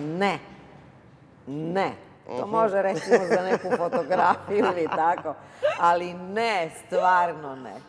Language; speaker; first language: Serbian; native; Serbian